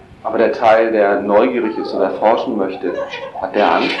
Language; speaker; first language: German; native; German